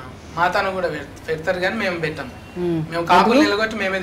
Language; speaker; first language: Telugu; native; Telugu